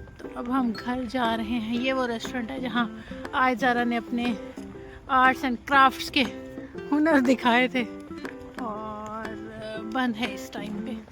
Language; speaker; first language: Urdu; non-native, local second language; Punjabi